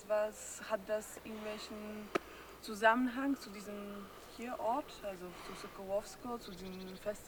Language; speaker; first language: German; non-native, learner; Polish